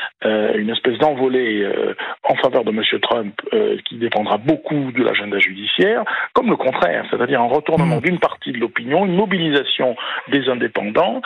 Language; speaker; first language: French; native; French